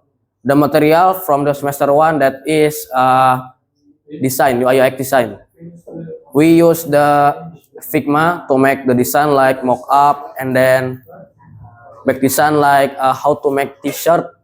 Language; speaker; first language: English; non-native, learner; Indonesian